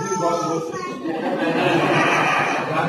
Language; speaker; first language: Portuguese; non-native, learner; English